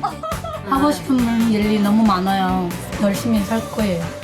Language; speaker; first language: Korean; non-native, learner; Chinese